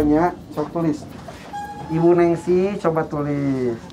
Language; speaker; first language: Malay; non-native, local second language; Sundanese